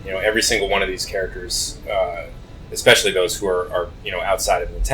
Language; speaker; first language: English; native; English